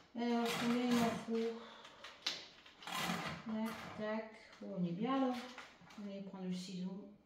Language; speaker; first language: French; native; French